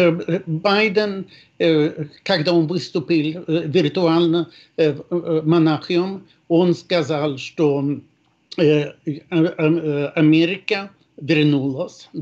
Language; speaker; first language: Russian; non-native, fluent; Swedish